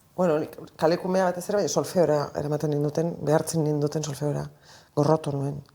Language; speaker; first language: Basque; native; Basque